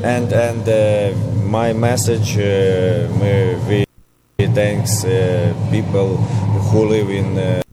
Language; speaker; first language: English; non-native, learner; Ukrainian